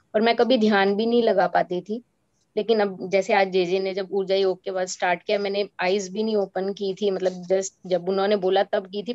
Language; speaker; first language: Hindi; native; Hindi